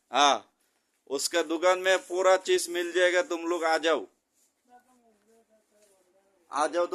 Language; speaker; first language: Hindi; non-native, local second language; Bangla